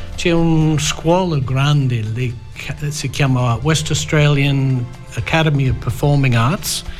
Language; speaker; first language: Italian; non-native, fluent; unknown